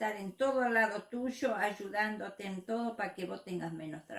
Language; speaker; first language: Spanish; native; Spanish